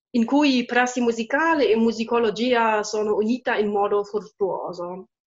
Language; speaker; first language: Italian; non-native, fluent; German